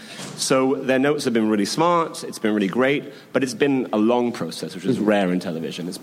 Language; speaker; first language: English; native; English